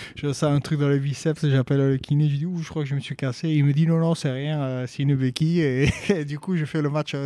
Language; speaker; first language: French; native; French